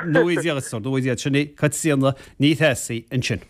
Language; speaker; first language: Irish; native; Irish